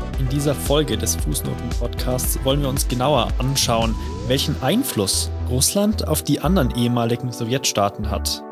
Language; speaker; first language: German; native; German